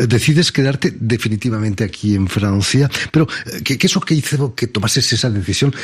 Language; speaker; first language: Spanish; native; Spanish